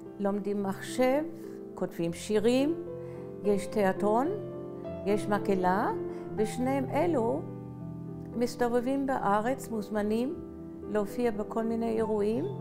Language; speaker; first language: Hebrew; early bilingual, other home language; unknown